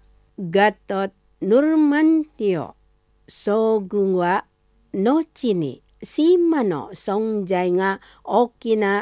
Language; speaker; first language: Japanese; non-native, fluent; Indonesian